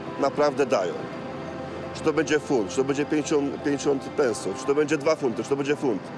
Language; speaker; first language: Polish; native; Polish